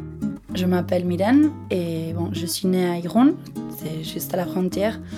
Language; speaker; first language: French; non-native, local second language; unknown